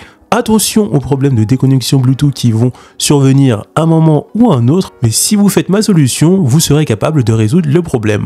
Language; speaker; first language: French; native; French